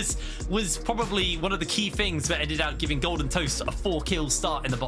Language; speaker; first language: English; native; English